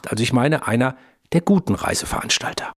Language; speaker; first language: German; native; German